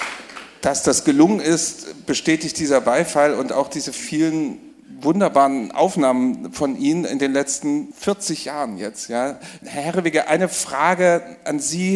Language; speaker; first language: German; native; German